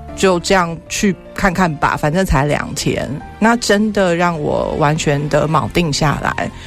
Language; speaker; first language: Chinese; native; Chinese